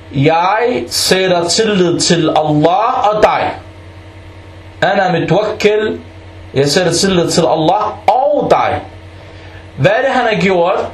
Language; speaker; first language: Danish; early bilingual, other home language; Arabic